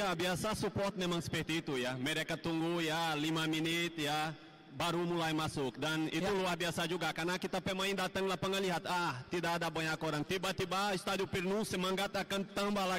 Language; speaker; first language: Indonesian; non-native, fluent; Portuguese